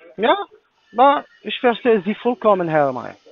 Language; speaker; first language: German; non-native, learner; Arabic